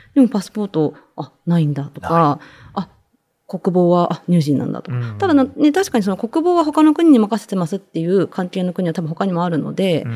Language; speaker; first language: Japanese; native; Japanese